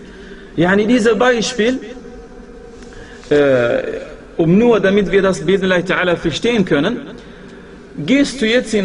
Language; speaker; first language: German; non-native, fluent; Arabic